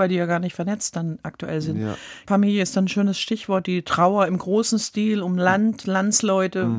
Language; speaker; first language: German; native; German